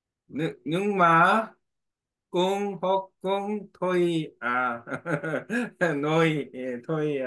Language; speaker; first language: Vietnamese; non-native, learner; Korean